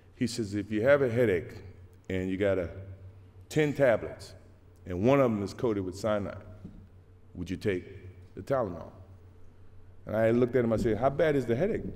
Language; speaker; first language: English; native; English